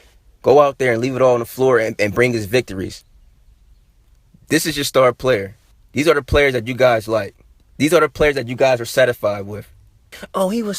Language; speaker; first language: English; native; English